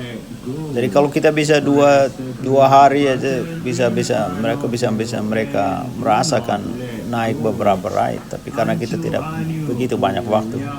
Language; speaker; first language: Indonesian; non-native, local second language; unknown